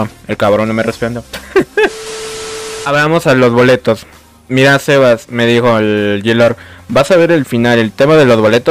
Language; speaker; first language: Spanish; native; Spanish